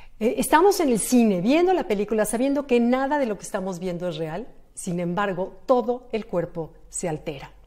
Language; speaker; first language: Spanish; native; Spanish